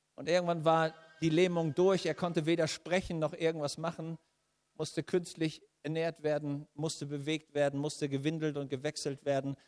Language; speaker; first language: German; native; German